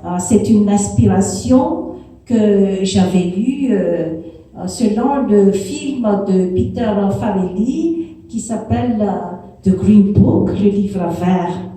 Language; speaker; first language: French; non-native, local second language; Malagasy